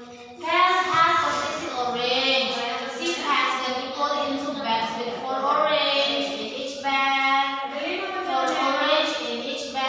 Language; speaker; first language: English; non-native, local second language; Indonesian